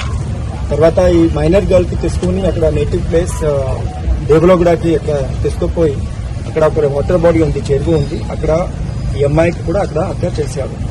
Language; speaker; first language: Telugu; non-native, local second language; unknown